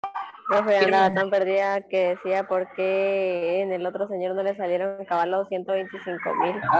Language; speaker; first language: Spanish; native; Spanish